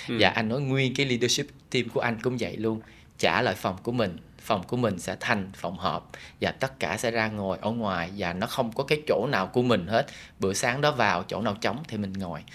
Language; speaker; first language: Vietnamese; early bilingual, heritage; Vietnamese